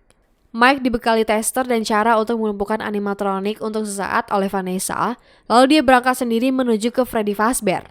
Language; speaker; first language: Indonesian; native; Indonesian